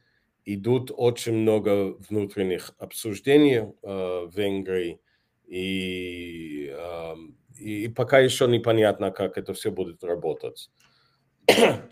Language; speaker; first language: Russian; non-native, fluent; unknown